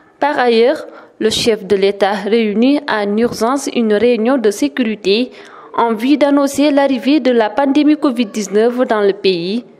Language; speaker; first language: French; non-native, local second language; Wolof